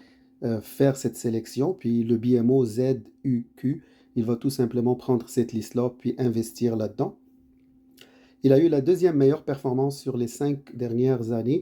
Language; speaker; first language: French; native; French